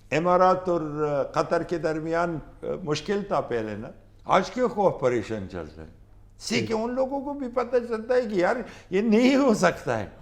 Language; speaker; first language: Urdu; non-native, fluent; Pashto